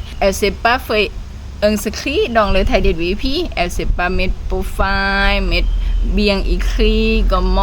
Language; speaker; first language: French; non-native, learner; Thai